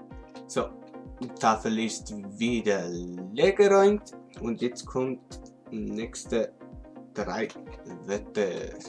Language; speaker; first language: German; non-native, local second language; Swiss German